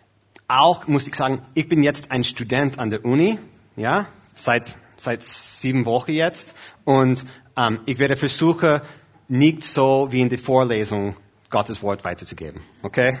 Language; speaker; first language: German; non-native, fluent; English